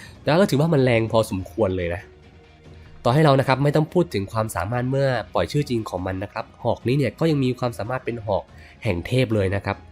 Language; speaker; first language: Thai; native; Thai